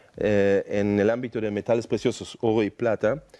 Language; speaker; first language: Spanish; non-native, fluent; German